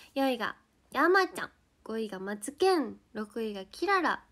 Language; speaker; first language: Japanese; native; Japanese